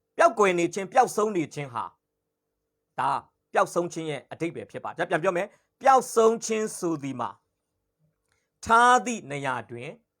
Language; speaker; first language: Burmese; native; Burmese